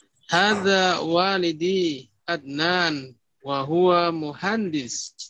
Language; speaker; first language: Arabic; non-native, learner; Indonesian